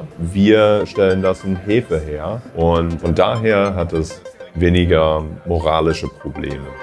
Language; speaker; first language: German; non-native, fluent; English